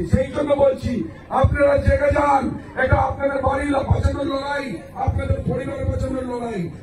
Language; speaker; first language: Bangla; non-native, local second language; Hindi